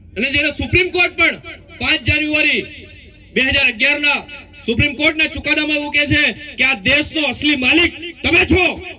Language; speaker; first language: Gujarati; non-native, local second language; Bhili